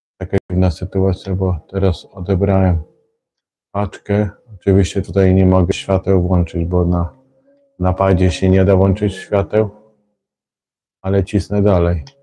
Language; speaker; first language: Polish; native; Polish